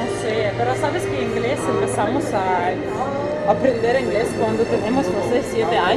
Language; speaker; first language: Spanish; non-native, fluent; Russian